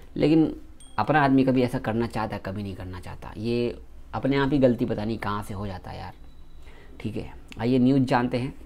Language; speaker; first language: Hindi; native; Hindi